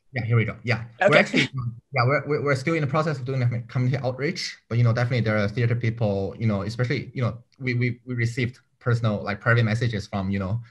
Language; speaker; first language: English; non-native, fluent; Chinese